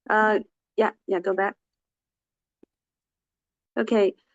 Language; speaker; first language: English; non-native, fluent; Chinese